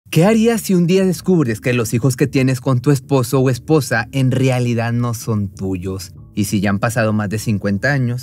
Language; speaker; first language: Spanish; native; Spanish